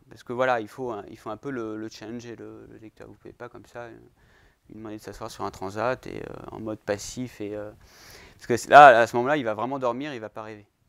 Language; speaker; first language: French; native; French